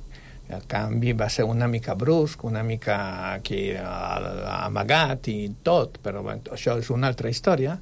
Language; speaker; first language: Catalan; non-native, fluent; Polish